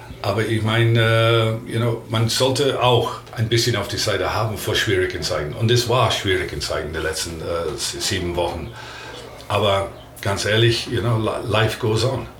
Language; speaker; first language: German; non-native, learner; English